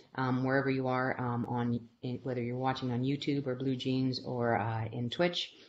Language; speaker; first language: English; native; English